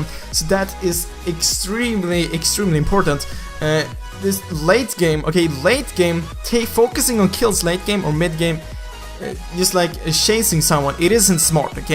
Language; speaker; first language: English; non-native, fluent; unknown